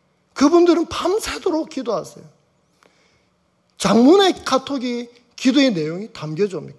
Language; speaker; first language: Korean; native; Korean